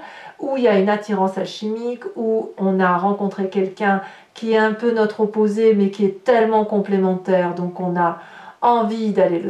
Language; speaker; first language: French; native; French